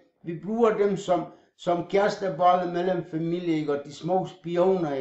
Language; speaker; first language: Danish; non-native, fluent; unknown